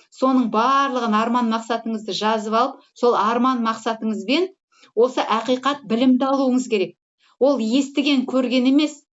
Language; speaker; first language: Kazakh; non-native, local second language; Russian